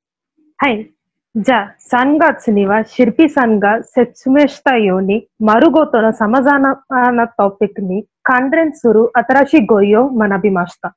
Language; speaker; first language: Japanese; non-native, learner; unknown